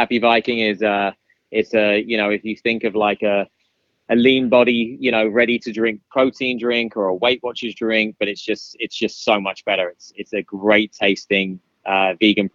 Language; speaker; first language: English; native; English